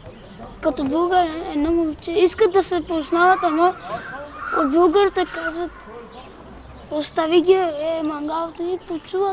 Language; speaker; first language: Bulgarian; non-native, local second language; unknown